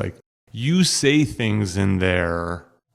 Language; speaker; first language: English; native; English